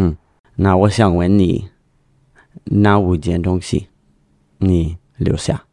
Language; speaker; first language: Chinese; non-native, learner; English